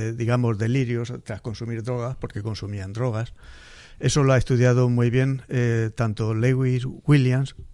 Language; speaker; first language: Spanish; native; Spanish